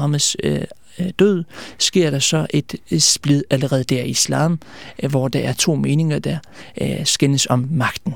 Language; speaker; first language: Danish; early bilingual, other home language; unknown